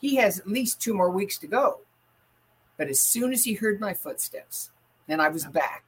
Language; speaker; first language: English; native; English